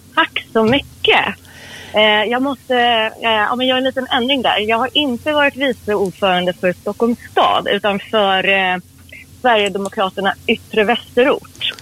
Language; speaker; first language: Swedish; early bilingual, other home language; Persian